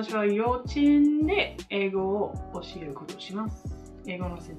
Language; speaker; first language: Japanese; non-native, learner; English